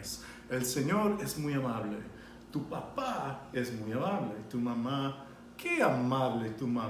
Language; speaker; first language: Spanish; non-native, fluent; English